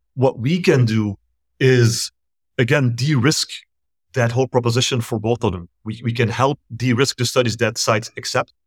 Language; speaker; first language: English; non-native, fluent; Dutch